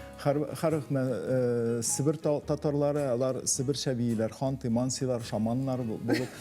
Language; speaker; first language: Tatar; native; Tatar